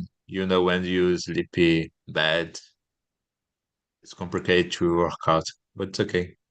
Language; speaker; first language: English; non-native, learner; Portuguese